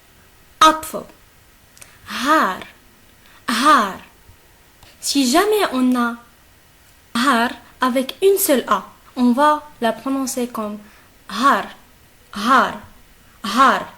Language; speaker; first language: French; non-native, local second language; Arabic